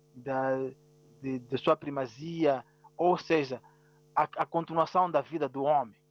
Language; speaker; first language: Portuguese; non-native, local second language; Tsonga